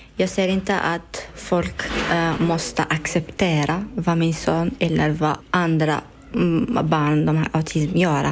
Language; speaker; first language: Swedish; non-native, learner; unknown